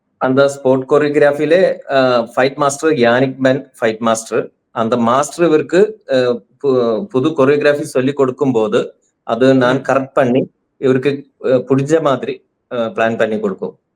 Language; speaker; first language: Tamil; non-native, learner; Malayalam